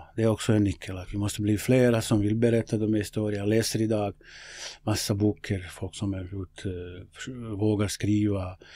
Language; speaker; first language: Swedish; non-native, fluent; Bosnian